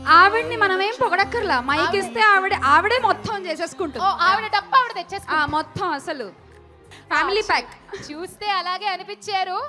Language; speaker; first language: Telugu; native; Telugu